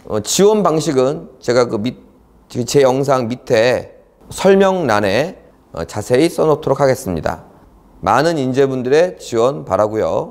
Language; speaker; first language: Korean; native; Korean